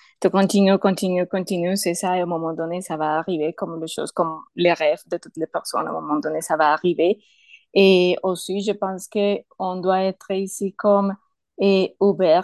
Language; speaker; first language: French; non-native, learner; Spanish